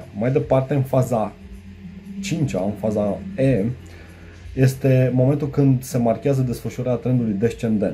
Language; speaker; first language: Romanian; native; Romanian